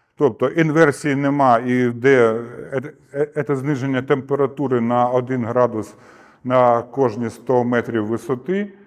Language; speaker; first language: Ukrainian; non-native, local second language; Russian